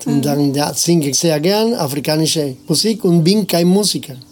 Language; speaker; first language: German; non-native, fluent; Spanish